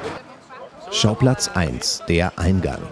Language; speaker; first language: German; native; German